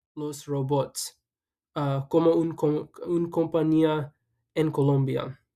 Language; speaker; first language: Spanish; non-native, learner; English